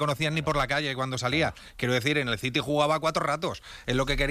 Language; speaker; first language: Spanish; native; Spanish